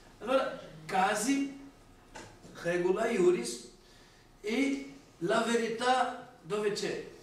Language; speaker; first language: Italian; non-native, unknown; Portuguese